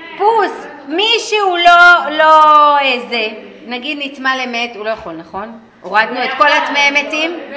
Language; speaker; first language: Hebrew; early bilingual, other home language; English